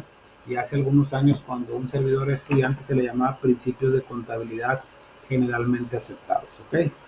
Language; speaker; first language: Spanish; native; Spanish